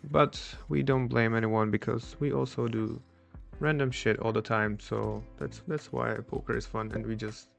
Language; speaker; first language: English; non-native, fluent; Czech